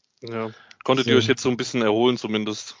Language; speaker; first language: German; native; German